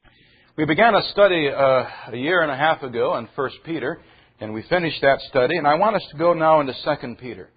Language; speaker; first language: English; native; English